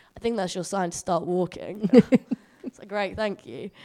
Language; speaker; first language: English; native; English